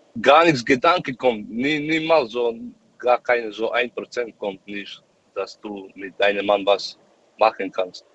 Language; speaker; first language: German; non-native, learner; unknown